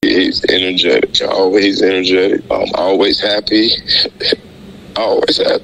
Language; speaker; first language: English; native; English